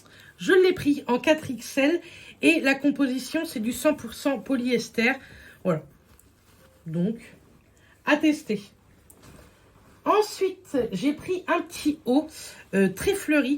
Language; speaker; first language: French; native; French